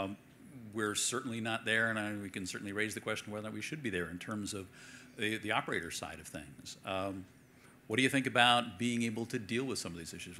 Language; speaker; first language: English; native; English